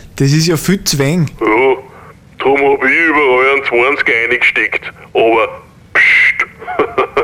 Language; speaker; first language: German; native; German